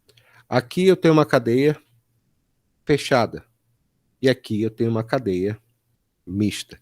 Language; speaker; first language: Portuguese; native; Portuguese